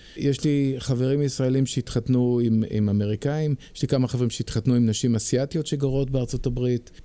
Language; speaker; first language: Hebrew; early bilingual, heritage; Hebrew